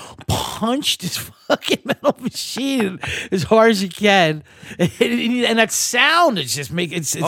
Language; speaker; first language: English; native; English